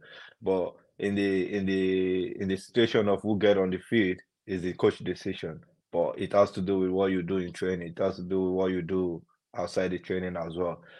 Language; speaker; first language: English; non-native, local second language; Yoruba